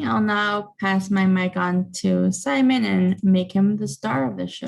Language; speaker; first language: English; native; English